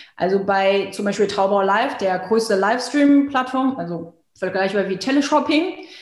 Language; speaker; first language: German; non-native, fluent; Chinese